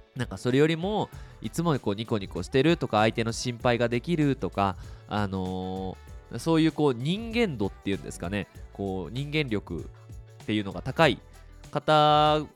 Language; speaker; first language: Japanese; native; Japanese